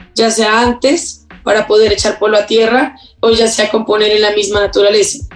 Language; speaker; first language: Spanish; native; Spanish